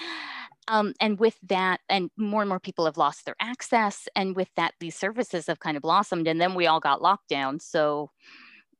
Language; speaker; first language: English; native; English